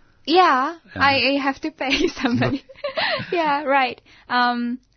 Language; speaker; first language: English; non-native, fluent; Japanese